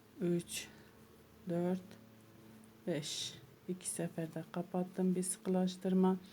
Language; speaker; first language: Turkish; native; Turkish